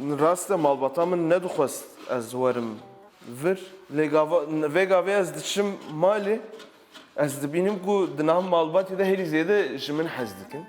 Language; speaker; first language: Kurdish; non-native, local second language; Turkish